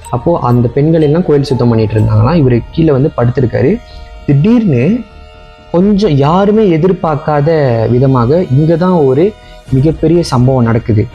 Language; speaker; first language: Tamil; early bilingual, heritage; Tamil